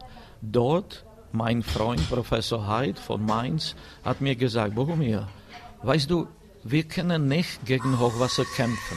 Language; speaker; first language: German; non-native, fluent; Czech